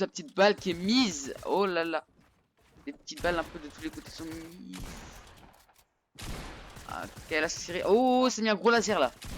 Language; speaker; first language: French; native; French